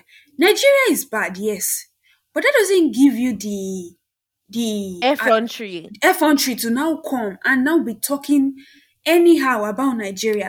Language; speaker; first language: English; non-native, local second language; Yoruba